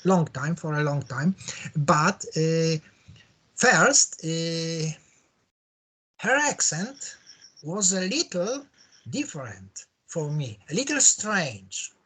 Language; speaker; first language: English; non-native, learner; Polish